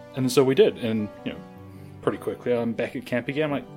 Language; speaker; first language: English; native; English